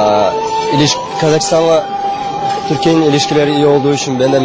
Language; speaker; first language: Turkish; non-native, fluent; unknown